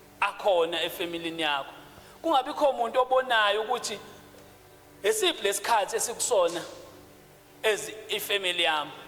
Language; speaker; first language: Zulu; native; Zulu